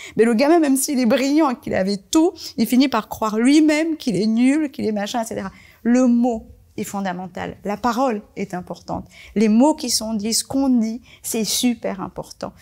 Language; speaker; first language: French; early bilingual, other home language; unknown